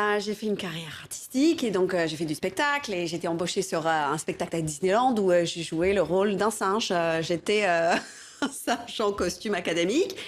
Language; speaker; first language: French; non-native, fluent; English